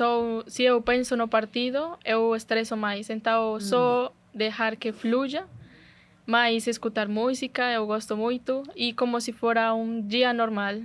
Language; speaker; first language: Portuguese; non-native, learner; Spanish